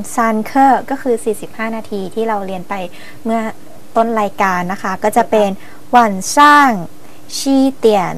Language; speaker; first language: Thai; native; Thai